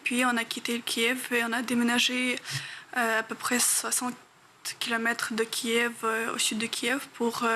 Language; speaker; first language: French; non-native, fluent; Ukrainian